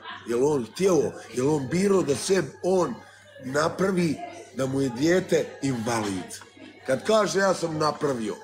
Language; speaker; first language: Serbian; early bilingual, heritage; Bosnian